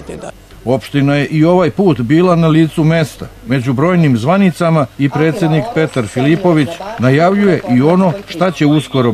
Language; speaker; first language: Serbian; native; Serbian